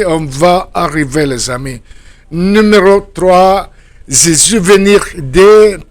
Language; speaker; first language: French; non-native, fluent; Spanish